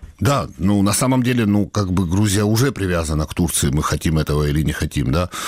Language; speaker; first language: Russian; non-native, local second language; Georgian